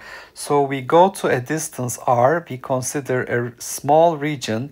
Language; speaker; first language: English; non-native, fluent; Turkish